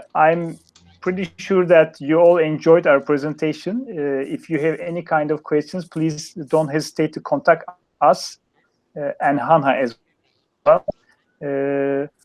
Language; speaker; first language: English; non-native, fluent; Turkish